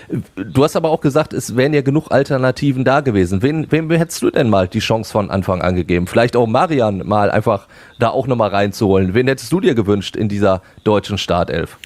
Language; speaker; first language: German; native; German